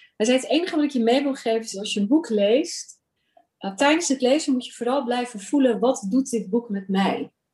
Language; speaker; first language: Dutch; early bilingual, other home language; Urdu